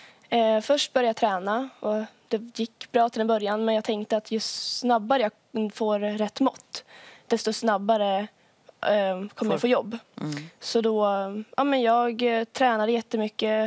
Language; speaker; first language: Swedish; native; Swedish